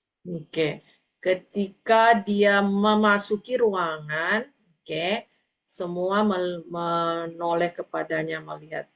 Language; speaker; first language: Indonesian; native; Indonesian